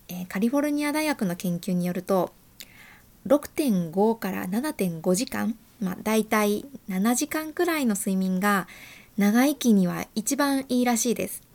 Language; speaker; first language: Japanese; native; Japanese